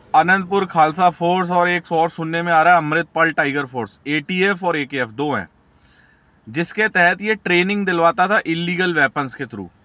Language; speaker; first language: Hindi; non-native, local second language; Punjabi